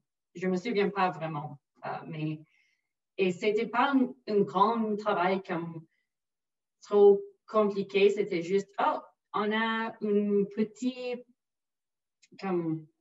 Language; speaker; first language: French; non-native, local second language; English